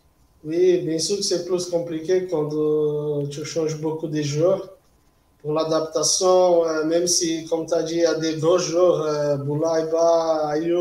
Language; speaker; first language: French; non-native, fluent; Portuguese